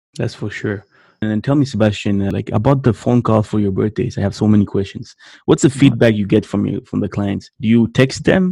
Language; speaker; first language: English; non-native, fluent; French